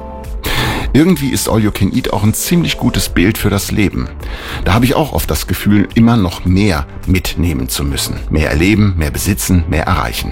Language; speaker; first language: German; native; German